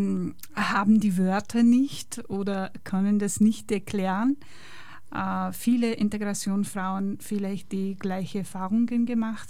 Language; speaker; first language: German; non-native, learner; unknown